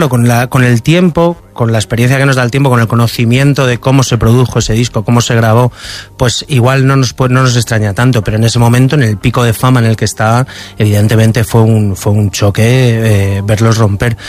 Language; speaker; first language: Spanish; native; Spanish